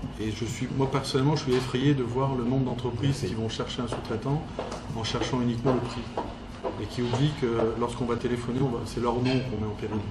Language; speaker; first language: French; early bilingual, heritage; French